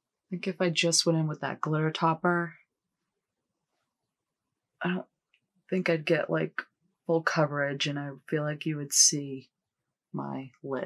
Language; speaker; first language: English; native; English